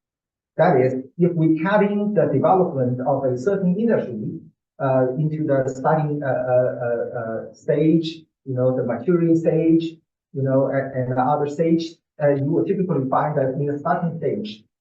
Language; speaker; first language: English; non-native, fluent; Chinese